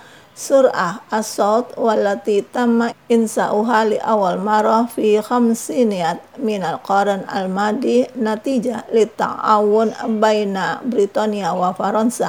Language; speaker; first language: Arabic; non-native, fluent; Indonesian